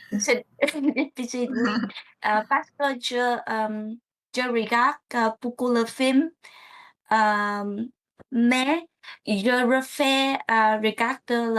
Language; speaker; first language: French; non-native, learner; Vietnamese